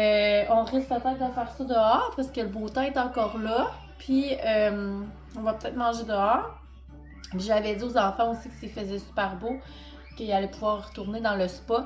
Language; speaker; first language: French; native; French